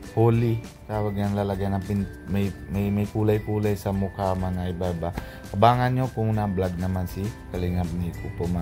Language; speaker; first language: Filipino; non-native, learner; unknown